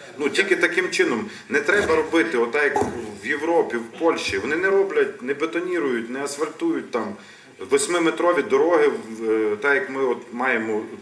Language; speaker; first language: Ukrainian; native; Ukrainian